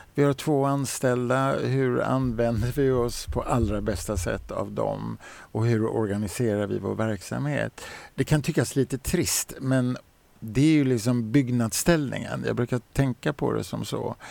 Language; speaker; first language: Swedish; native; Swedish